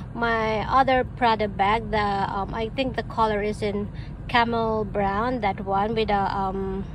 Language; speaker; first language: English; non-native, local second language; Filipino